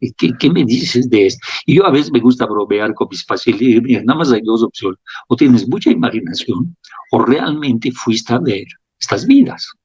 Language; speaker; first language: Spanish; non-native, fluent; French